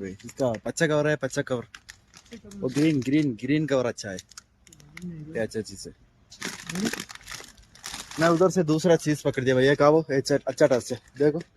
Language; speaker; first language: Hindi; non-native, learner; Malayalam